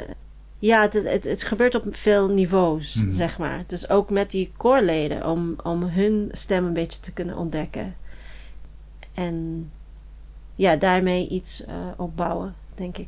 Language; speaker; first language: Dutch; non-native, fluent; English